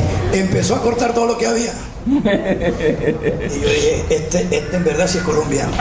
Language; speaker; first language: Spanish; native; Spanish